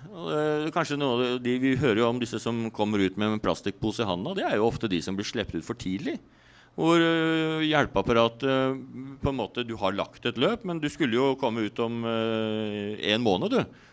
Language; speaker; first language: Norwegian; native; Norwegian